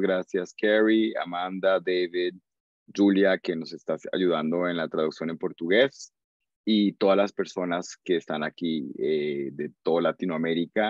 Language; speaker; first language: Spanish; native; Spanish